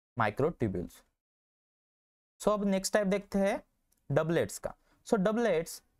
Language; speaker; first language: Hindi; non-native, local second language; Marathi